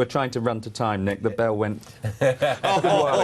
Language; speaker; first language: English; native; English